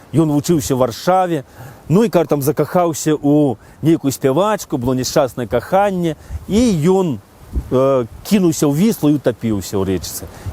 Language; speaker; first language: Belarusian; native; Belarusian